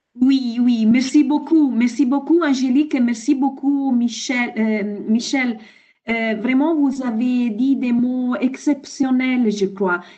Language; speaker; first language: French; non-native, fluent; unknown